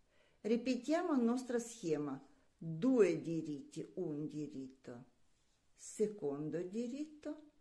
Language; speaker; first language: Italian; non-native, learner; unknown